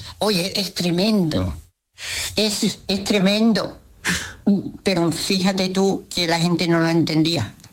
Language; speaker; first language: Spanish; early bilingual, other home language; Russian